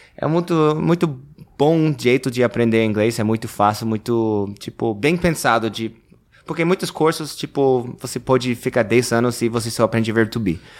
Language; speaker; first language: Portuguese; non-native, fluent; English